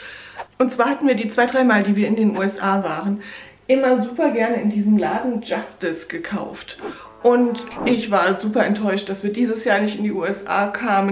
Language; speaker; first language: German; native; German